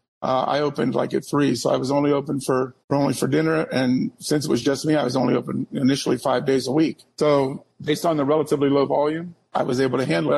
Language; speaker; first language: English; native; English